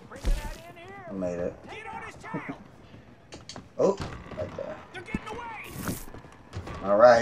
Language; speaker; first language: English; native; English